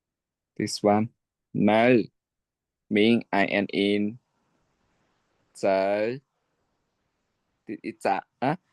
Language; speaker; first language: English; non-native, learner; Shan